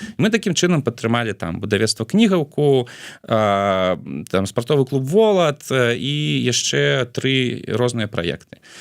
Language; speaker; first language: Belarusian; non-native, local second language; Russian